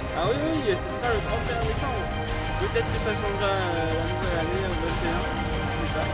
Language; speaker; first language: French; native; French